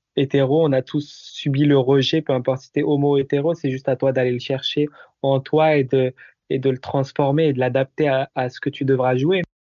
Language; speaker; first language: French; early bilingual, other home language; Italian